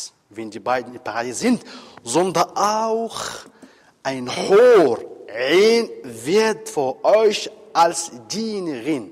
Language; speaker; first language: German; non-native, fluent; Arabic